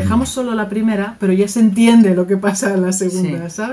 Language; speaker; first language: Spanish; native; Spanish